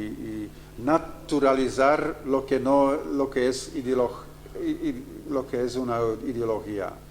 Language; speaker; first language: Spanish; non-native, fluent; Dutch